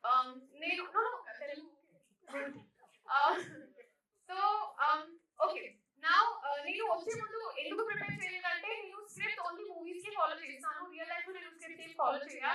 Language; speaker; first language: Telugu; non-native, learner; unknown